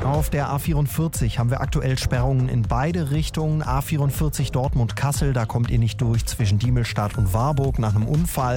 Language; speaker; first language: German; native; German